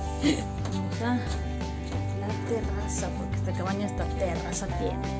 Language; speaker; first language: Spanish; native; Spanish